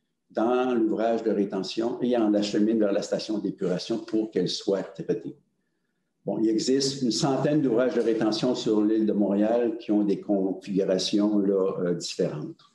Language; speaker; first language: French; native; French